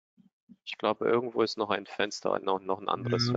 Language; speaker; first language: German; native; German